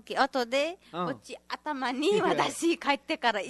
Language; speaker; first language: Japanese; non-native, learner; Nepali